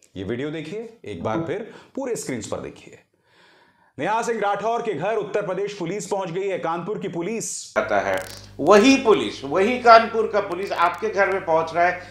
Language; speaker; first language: Hindi; non-native, local second language; Bangla